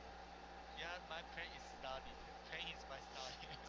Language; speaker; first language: English; non-native, learner; Chinese